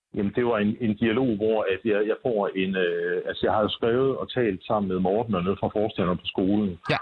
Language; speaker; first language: Danish; native; Danish